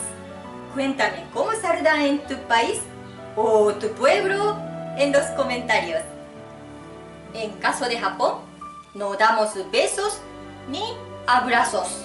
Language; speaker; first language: Spanish; non-native, fluent; Japanese